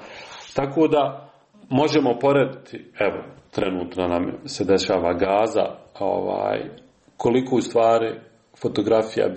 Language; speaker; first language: Serbian; native; Serbian